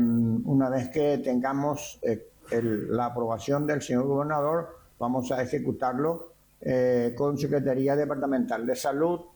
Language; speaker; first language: Spanish; native; Spanish